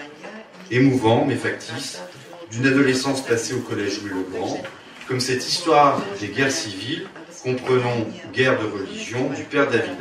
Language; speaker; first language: French; native; French